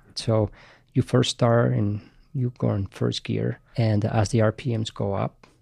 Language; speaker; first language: English; non-native, fluent; Spanish